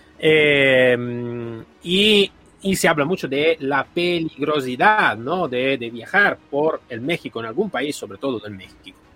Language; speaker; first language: Spanish; non-native, fluent; Italian